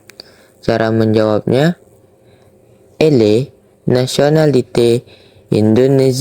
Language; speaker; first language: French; non-native, learner; Indonesian